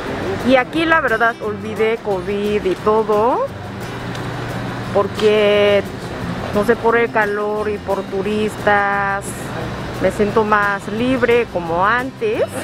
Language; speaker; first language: Spanish; non-native, learner; Korean